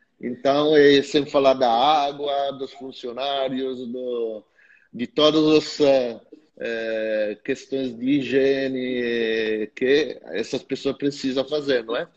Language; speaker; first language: Portuguese; non-native, fluent; Italian